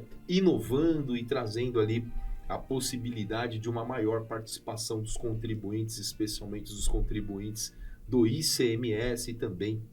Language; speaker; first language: Portuguese; native; Portuguese